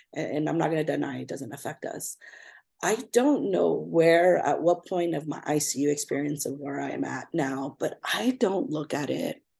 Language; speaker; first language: English; native; English